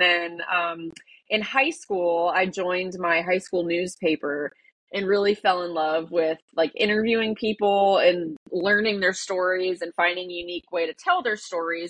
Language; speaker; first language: English; native; English